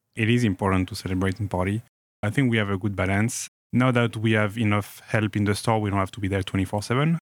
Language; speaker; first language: English; non-native, fluent; French